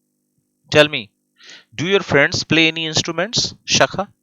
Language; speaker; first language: English; non-native, fluent; Hindi